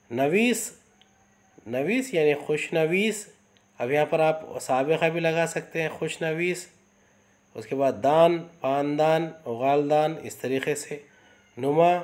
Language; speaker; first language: Urdu; native; Urdu